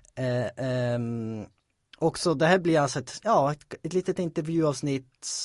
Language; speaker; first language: Swedish; native; Swedish